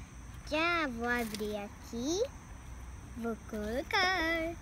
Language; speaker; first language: Portuguese; early bilingual, heritage; Portuguese